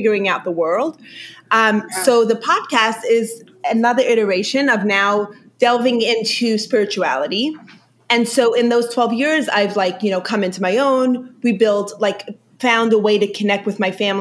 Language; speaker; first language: English; early bilingual, other home language; Yiddish